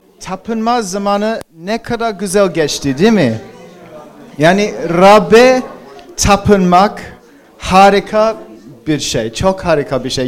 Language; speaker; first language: Turkish; non-native, fluent; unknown